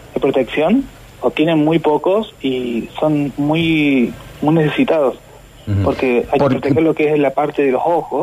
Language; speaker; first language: Spanish; native; Spanish